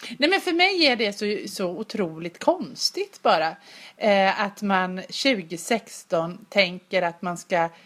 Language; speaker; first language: Swedish; native; Swedish